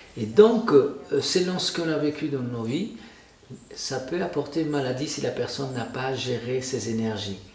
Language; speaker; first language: French; non-native, fluent; Spanish